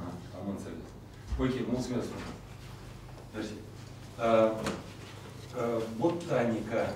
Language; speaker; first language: Romanian; non-native, local second language; Russian